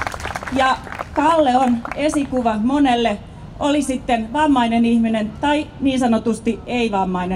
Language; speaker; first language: Finnish; native; Finnish